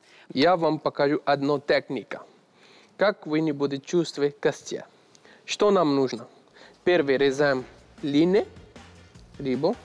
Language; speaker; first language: Russian; non-native, learner; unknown